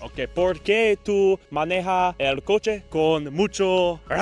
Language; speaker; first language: Spanish; non-native, learner; English